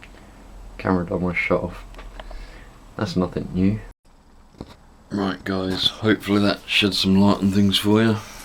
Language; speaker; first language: English; native; English